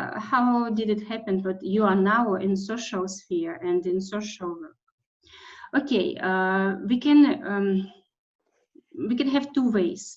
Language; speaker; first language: English; non-native, fluent; Russian